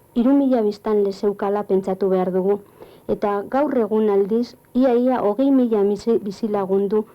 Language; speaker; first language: Basque; early bilingual, other home language; Galician